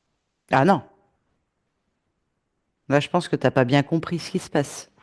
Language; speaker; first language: French; native; French